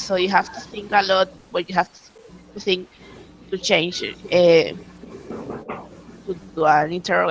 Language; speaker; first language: English; non-native, learner; Spanish